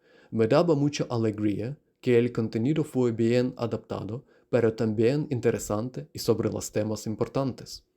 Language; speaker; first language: Spanish; non-native, learner; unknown